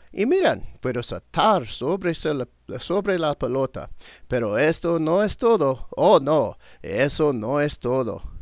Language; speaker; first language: Spanish; non-native, learner; English